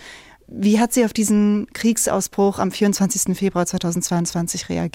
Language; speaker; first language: German; native; German